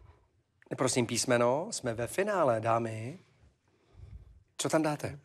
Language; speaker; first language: Czech; native; Czech